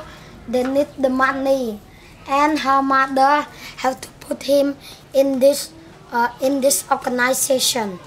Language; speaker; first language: English; non-native, learner; Khmer